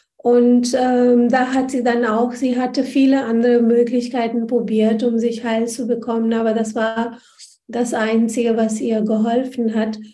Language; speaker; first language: German; non-native, fluent; Hindi